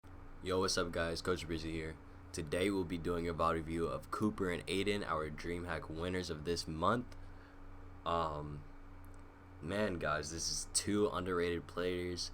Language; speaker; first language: English; native; English